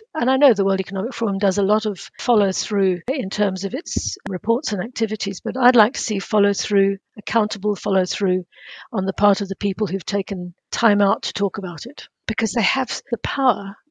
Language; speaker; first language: English; native; English